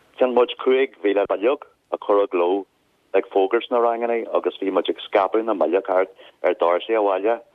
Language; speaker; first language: Irish; non-native, local second language; English